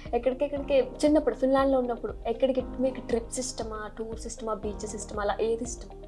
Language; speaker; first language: Telugu; native; Telugu